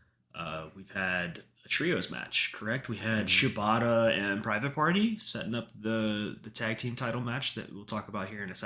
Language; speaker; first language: English; native; English